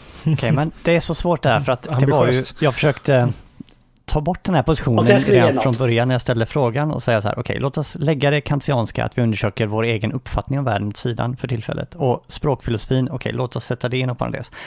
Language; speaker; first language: Swedish; native; Swedish